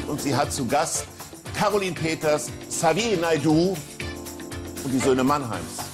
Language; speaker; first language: German; native; German